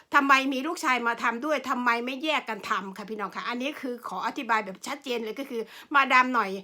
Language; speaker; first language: Thai; non-native, local second language; Northeastern Thai